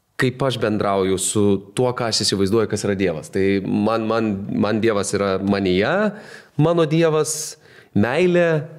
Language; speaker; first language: Lithuanian; native; Lithuanian